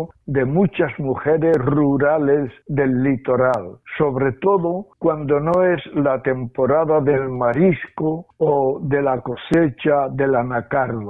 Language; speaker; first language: Spanish; native; Spanish